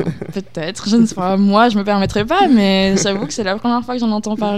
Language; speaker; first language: French; native; French